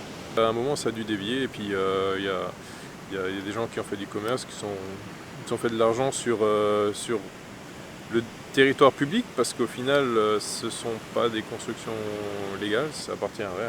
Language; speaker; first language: French; native; French